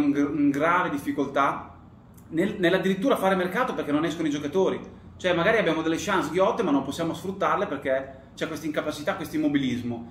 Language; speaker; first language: Italian; native; Italian